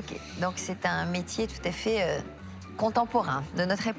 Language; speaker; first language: French; native; French